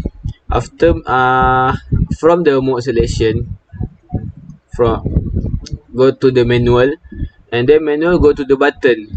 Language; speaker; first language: English; non-native, local second language; Malay